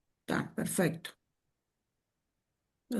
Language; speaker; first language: Spanish; native; Spanish